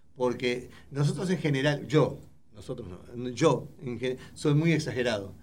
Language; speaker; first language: Spanish; native; Spanish